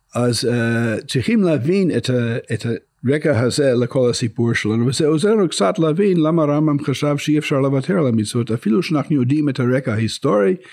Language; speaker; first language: Hebrew; non-native, fluent; English